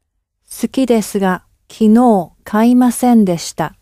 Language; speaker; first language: Japanese; non-native, learner; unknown